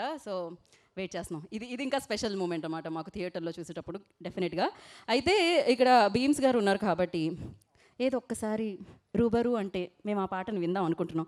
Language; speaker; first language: Telugu; native; Telugu